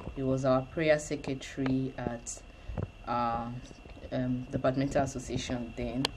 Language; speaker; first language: English; non-native, local second language; Yoruba